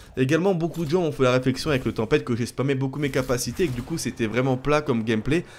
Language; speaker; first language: French; native; French